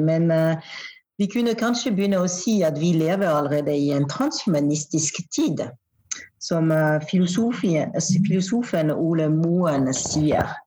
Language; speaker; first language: Norwegian; non-native, fluent; French